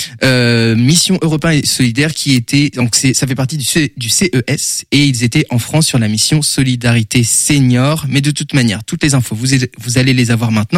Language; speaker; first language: French; native; French